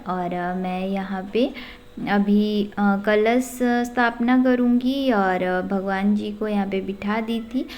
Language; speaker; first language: Hindi; non-native, local second language; Odia